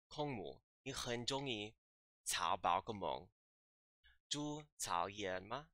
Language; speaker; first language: Chinese; non-native, learner; English